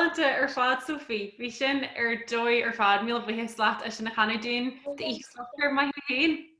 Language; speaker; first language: Irish; native; Irish